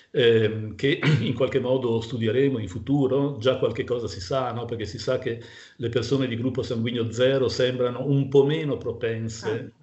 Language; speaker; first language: Italian; native; Italian